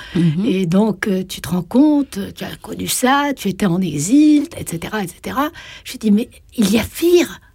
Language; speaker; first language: French; non-native, local second language; Arabic